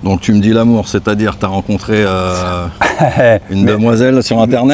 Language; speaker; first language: French; native; French